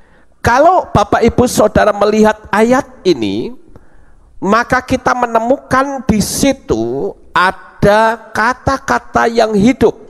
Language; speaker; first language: Indonesian; native; Indonesian